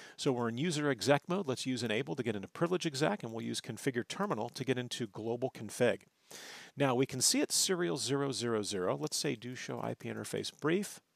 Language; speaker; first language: English; native; English